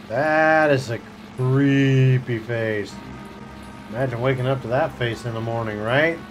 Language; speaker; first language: English; native; English